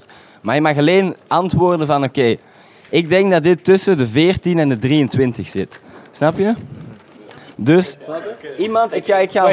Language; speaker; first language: Dutch; native; Dutch